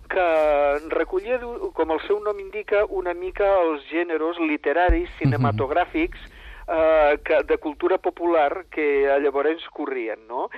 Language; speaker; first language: Catalan; native; Catalan